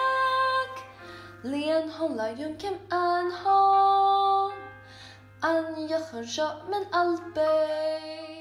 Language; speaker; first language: Arabic; non-native, learner; English